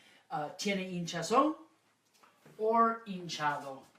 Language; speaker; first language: Spanish; non-native, fluent; English